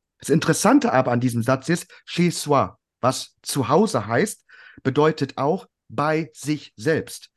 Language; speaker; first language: German; native; German